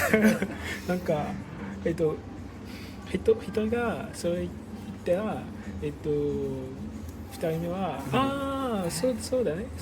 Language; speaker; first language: Japanese; non-native, learner; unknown